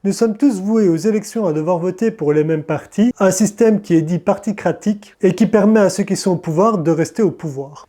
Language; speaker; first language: French; native; French